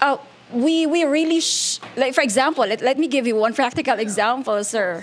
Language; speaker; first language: English; non-native, local second language; Hiligaynon